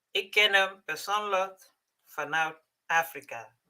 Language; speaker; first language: Dutch; non-native, fluent; Mandingo